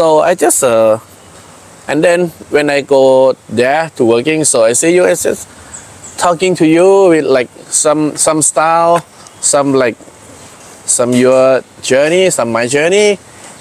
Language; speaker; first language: English; non-native, learner; Thai